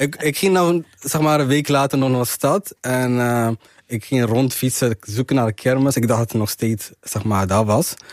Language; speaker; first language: Dutch; early bilingual, other home language; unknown